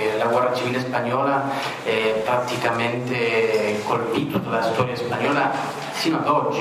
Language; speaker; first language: Italian; non-native, fluent; Spanish